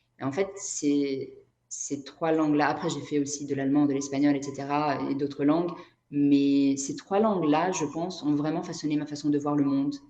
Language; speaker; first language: French; non-native, fluent; Portuguese